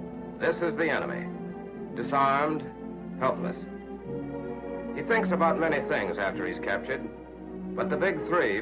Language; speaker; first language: English; native; English